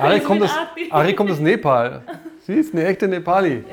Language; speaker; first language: German; native; German